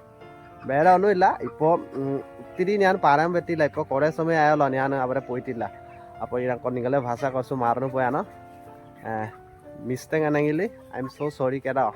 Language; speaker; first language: Malayalam; non-native, local second language; Assamese